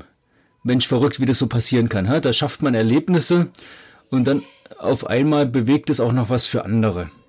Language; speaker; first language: German; native; German